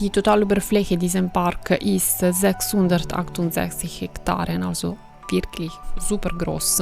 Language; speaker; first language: German; non-native, fluent; Italian